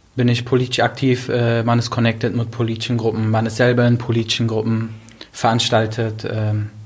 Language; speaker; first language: German; native; German